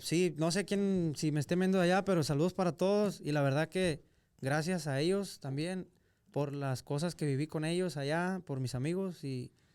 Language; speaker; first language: Spanish; native; Spanish